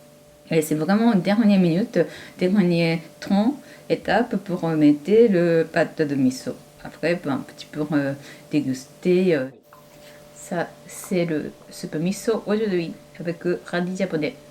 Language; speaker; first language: French; non-native, fluent; Japanese